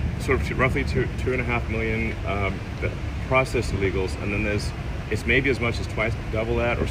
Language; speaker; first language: English; native; English